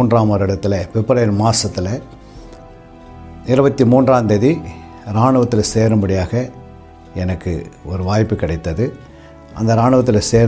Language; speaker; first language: Tamil; native; Tamil